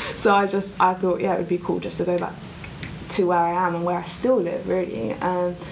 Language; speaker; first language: English; native; English